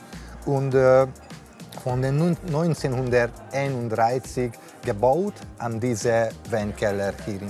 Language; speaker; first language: German; non-native, learner; Hungarian